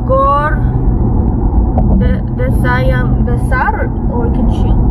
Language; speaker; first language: Indonesian; non-native, learner; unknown